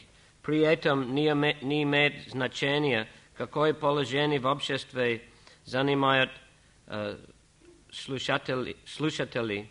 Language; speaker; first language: Russian; non-native, fluent; English